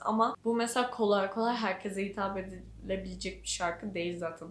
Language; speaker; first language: Turkish; native; Turkish